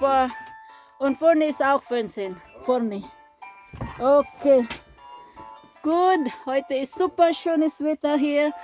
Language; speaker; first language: German; non-native, learner; Filipino